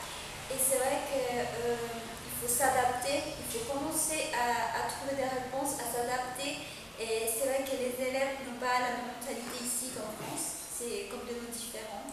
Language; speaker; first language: French; non-native, fluent; Spanish